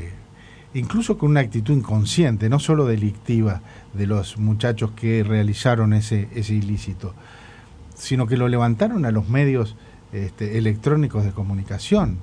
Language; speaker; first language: Spanish; native; Spanish